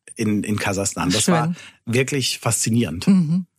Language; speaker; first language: German; non-native, fluent; Italian